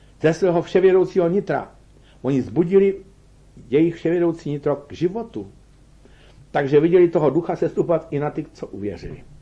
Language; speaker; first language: Czech; native; Czech